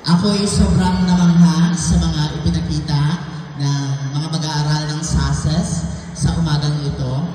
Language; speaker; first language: Filipino; non-native, local second language; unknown